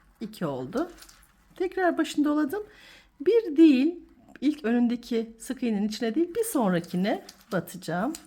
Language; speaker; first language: Turkish; native; Turkish